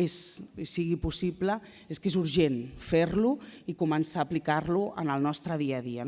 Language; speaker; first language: Catalan; native; Catalan